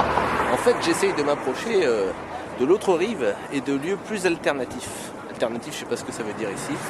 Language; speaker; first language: French; native; French